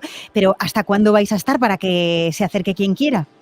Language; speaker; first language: Spanish; native; Spanish